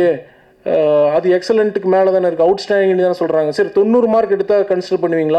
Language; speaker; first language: Tamil; native; Tamil